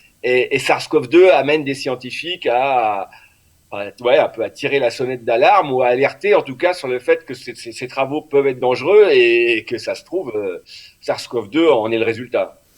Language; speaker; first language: French; native; French